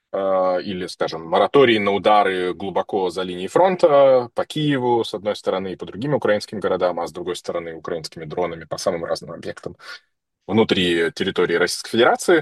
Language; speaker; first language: Russian; native; Russian